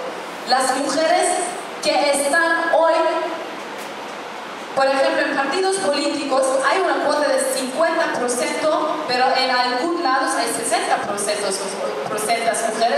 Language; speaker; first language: Spanish; non-native, fluent; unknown